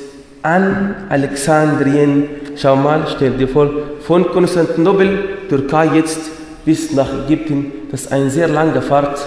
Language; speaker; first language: German; non-native, fluent; Arabic